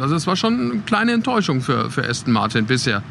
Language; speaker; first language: German; native; German